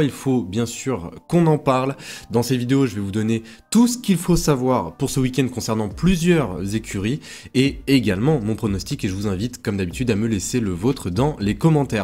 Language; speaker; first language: French; native; French